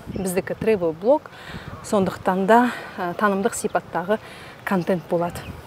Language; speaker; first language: Kazakh; native; Kazakh